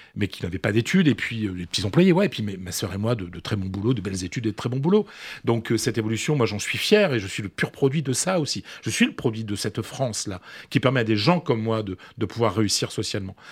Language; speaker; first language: French; native; French